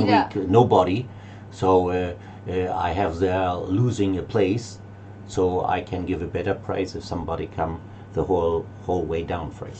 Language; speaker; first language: English; non-native, learner; German